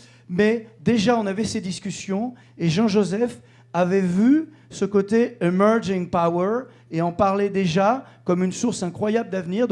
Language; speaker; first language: French; native; French